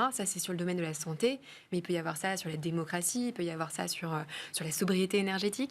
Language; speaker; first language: French; native; French